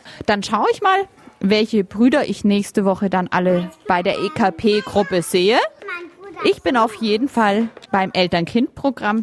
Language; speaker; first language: German; native; German